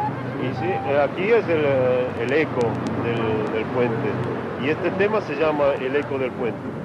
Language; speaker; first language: Spanish; non-native, local second language; Quechua